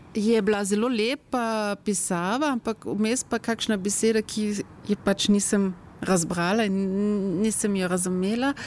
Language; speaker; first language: Slovenian; non-native, local second language; German